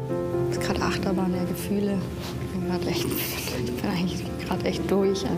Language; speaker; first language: German; native; German